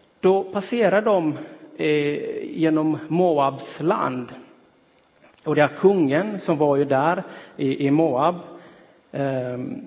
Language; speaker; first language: Swedish; non-native, fluent; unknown